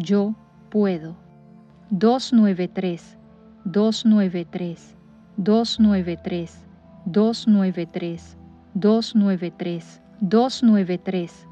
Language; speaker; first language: Spanish; native; Spanish